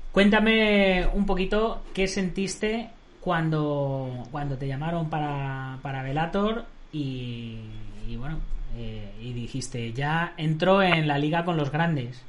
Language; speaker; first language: Spanish; native; Spanish